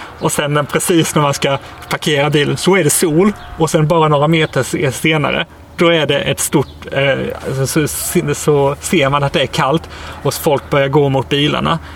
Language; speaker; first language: Swedish; native; Swedish